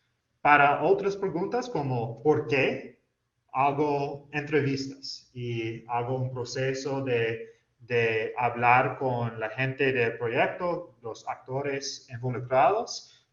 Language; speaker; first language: Spanish; non-native, fluent; English